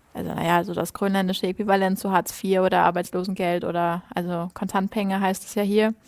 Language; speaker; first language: German; native; German